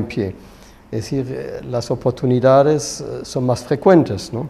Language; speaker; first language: Spanish; non-native, fluent; German